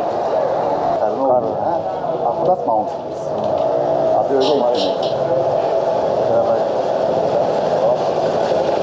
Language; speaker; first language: Turkish; early bilingual, heritage; Turkish